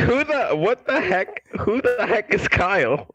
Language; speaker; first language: English; native; English